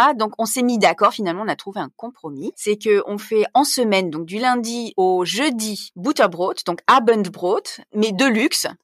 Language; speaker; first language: French; native; French